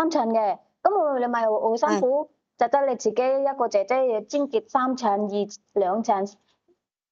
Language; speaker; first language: Cantonese; native; Cantonese